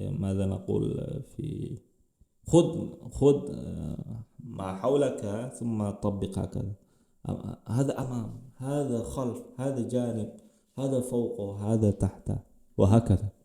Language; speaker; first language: Arabic; non-native, fluent; Indonesian